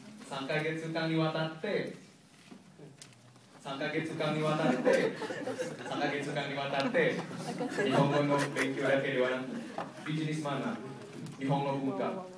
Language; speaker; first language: Japanese; non-native, learner; Indonesian